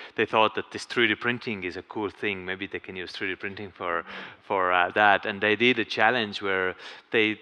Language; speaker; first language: English; non-native, fluent; Estonian